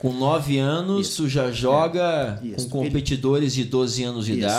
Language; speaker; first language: Portuguese; native; Portuguese